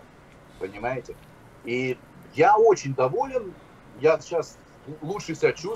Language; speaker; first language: Russian; native; Russian